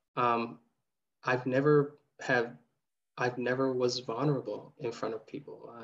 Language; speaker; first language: English; early bilingual, other home language; Somali